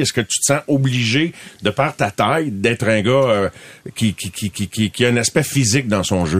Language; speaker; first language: French; native; French